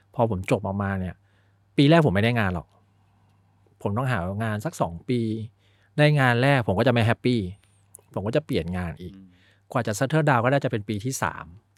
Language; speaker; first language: Thai; early bilingual, other home language; Chinese